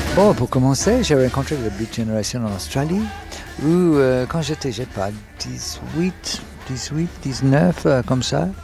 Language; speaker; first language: French; non-native, fluent; English